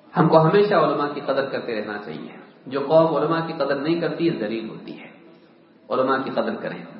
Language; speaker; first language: Urdu; native; Urdu